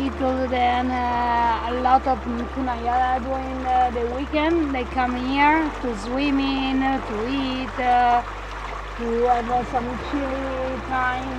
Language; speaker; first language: English; non-native, learner; Italian